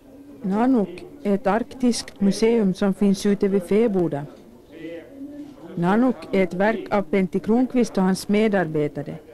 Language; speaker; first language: Swedish; native; Swedish